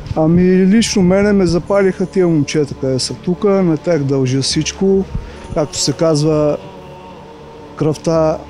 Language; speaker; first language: Bulgarian; native; Bulgarian